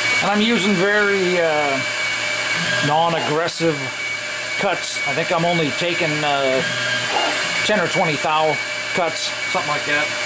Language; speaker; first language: English; native; English